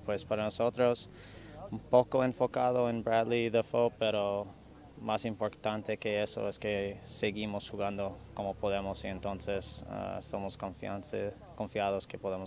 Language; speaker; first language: Spanish; non-native, fluent; English